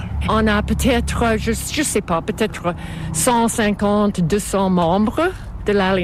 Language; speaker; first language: French; non-native, fluent; English